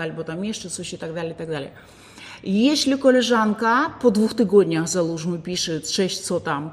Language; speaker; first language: Polish; non-native, fluent; Ukrainian